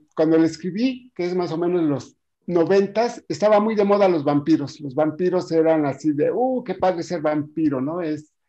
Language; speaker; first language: Spanish; native; Spanish